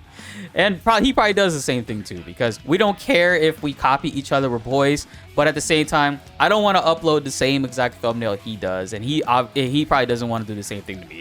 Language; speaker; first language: English; native; English